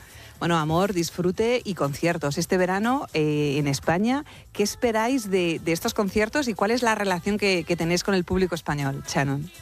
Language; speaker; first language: Spanish; native; Spanish